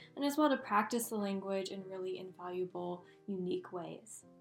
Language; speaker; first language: English; native; English